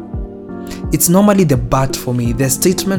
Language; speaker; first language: English; non-native, local second language; Swahili